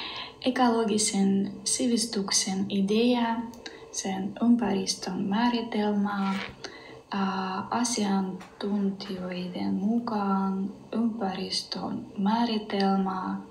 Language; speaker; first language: Finnish; non-native, learner; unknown